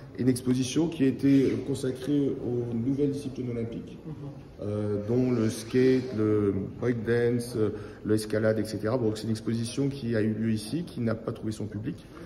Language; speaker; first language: French; native; French